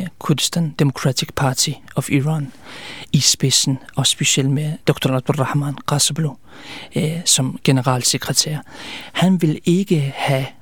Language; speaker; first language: Danish; early bilingual, other home language; Kurdish